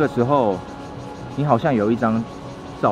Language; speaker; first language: Chinese; native; Chinese